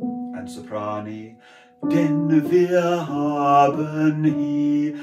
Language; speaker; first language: German; non-native, fluent; English